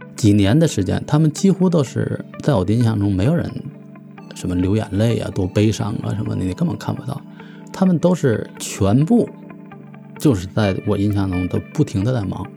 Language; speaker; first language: Chinese; native; Chinese